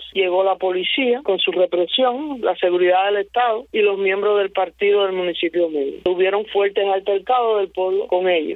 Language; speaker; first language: Spanish; native; Spanish